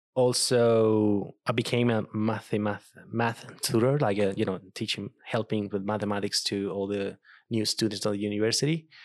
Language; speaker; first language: English; non-native, fluent; Spanish